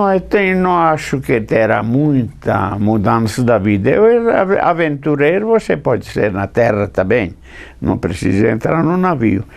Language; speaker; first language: Portuguese; non-native, fluent; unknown